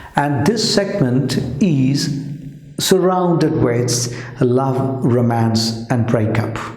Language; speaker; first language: English; non-native, local second language; Malayalam